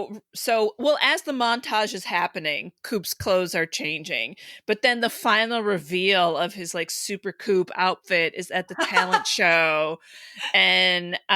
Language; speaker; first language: English; native; English